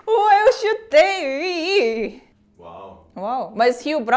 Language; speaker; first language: Portuguese; non-native, learner; Korean